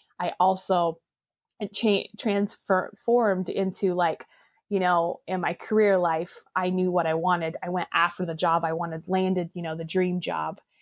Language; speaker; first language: English; non-native, local second language; Pennsylvania German